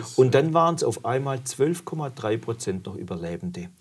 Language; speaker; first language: German; native; German